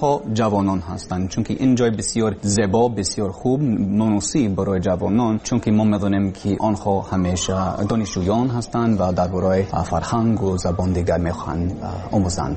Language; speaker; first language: Persian; non-native, learner; English